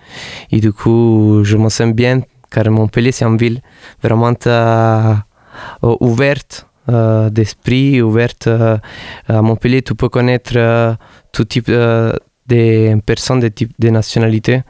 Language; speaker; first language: French; non-native, fluent; Italian